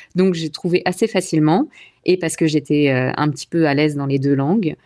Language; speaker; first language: French; native; French